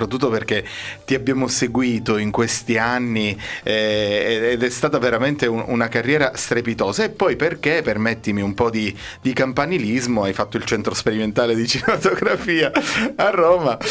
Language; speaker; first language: Italian; native; Italian